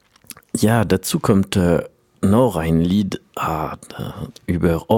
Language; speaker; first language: German; non-native, learner; French